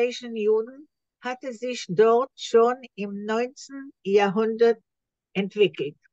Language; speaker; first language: German; non-native, learner; Hebrew